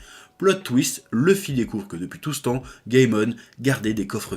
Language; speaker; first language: French; native; French